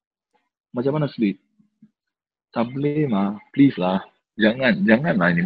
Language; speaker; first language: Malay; non-native, local second language; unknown